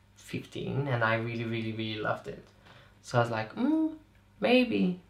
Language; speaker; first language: English; non-native, fluent; Portuguese